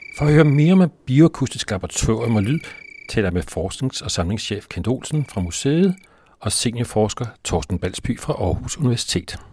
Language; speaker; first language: Danish; native; Danish